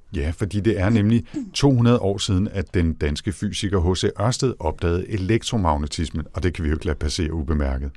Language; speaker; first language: Danish; native; Danish